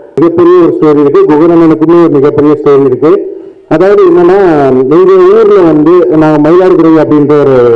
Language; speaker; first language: Tamil; native; Tamil